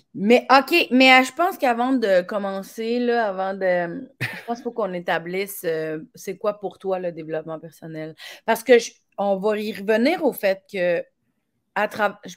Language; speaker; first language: French; native; French